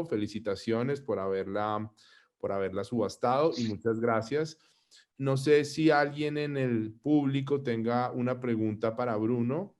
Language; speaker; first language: Spanish; native; Spanish